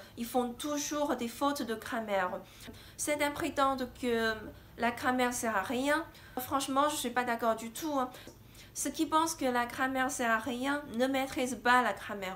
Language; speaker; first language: French; non-native, fluent; Chinese